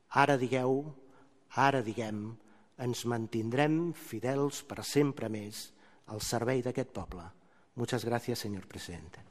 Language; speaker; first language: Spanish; non-native, local second language; Catalan